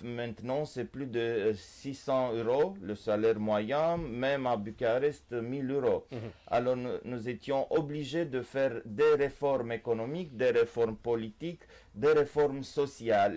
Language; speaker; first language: French; non-native, fluent; Romanian